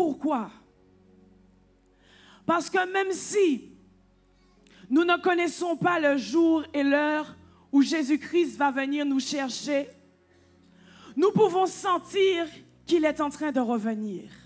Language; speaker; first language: French; native; French